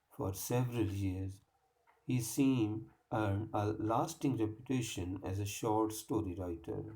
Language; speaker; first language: English; non-native, local second language; Hindi